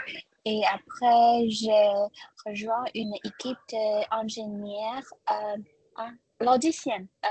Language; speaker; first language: French; non-native, learner; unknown